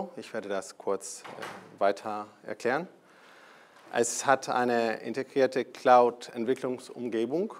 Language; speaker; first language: German; non-native, fluent; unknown